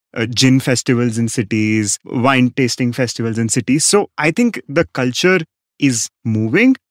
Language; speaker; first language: English; non-native, local second language; Hindi